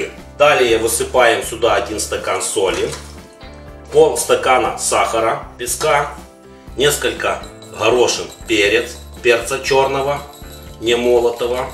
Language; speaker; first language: Russian; non-native, local second language; Ukrainian